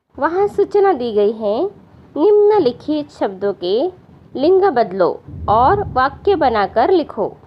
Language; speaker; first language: Hindi; non-native, local second language; Marathi